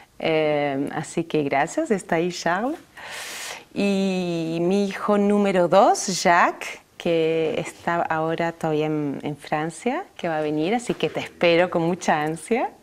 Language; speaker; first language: Spanish; non-native, fluent; French